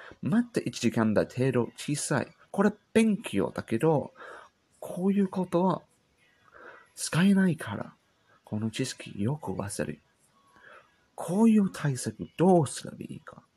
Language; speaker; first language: Japanese; non-native, learner; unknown